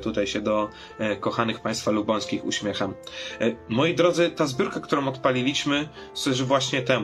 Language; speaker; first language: Polish; native; Polish